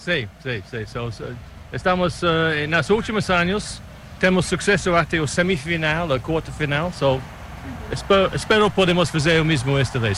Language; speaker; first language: Portuguese; non-native, learner; English